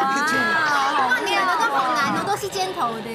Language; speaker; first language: Chinese; native; Chinese